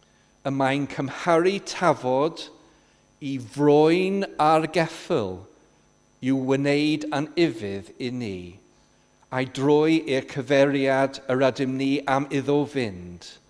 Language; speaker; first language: Welsh; non-native, fluent; English